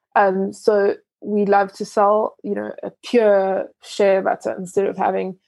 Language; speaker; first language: English; early bilingual, other home language; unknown